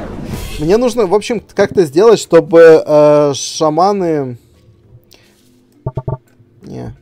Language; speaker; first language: Russian; native; Russian